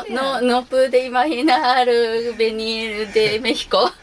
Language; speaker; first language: Spanish; non-native, learner; Japanese